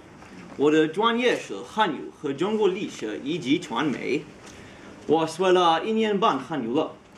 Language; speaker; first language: Chinese; non-native, learner; Hebrew